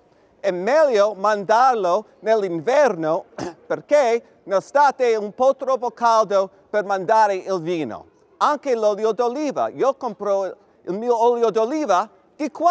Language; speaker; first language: Italian; non-native, learner; English